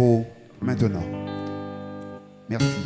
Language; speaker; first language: French; non-native, local second language; Haitian Creole